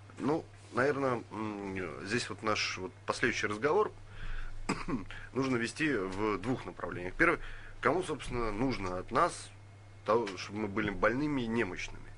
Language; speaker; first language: Russian; native; Russian